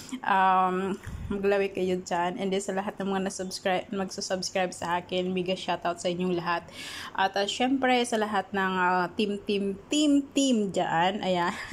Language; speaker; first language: Filipino; non-native, local second language; Bikol